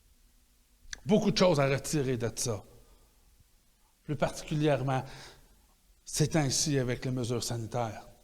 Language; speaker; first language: French; native; French